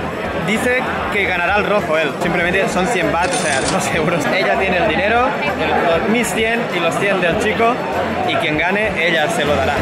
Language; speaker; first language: Spanish; non-native, local second language; Catalan